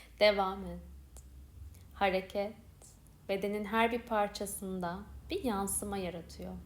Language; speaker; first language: Turkish; native; Turkish